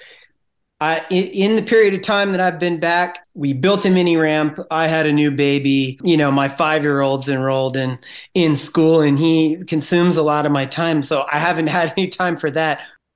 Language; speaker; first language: English; native; English